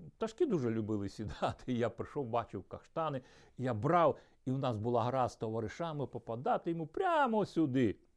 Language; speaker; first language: Ukrainian; early bilingual, other home language; Russian